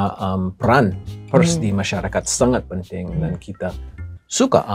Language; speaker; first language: Indonesian; non-native, fluent; English